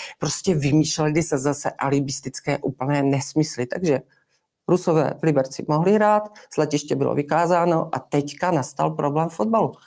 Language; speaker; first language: Czech; native; Czech